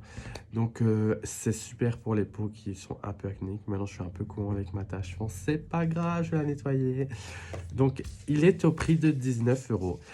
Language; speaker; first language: French; native; French